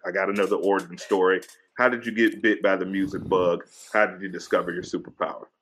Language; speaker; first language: English; native; English